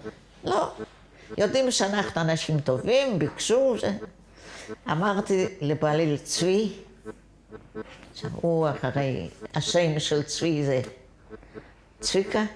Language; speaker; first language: Hebrew; non-native, fluent; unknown